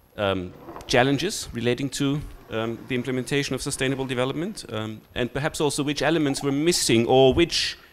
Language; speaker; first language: English; non-native, fluent; German